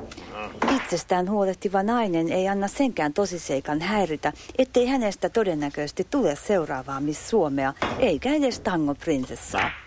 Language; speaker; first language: Finnish; native; Finnish